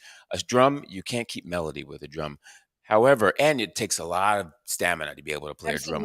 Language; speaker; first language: English; native; English